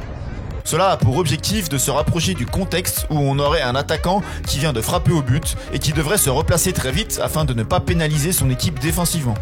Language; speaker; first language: French; native; French